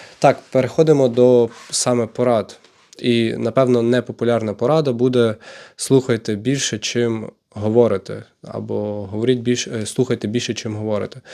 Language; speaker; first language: Ukrainian; native; Ukrainian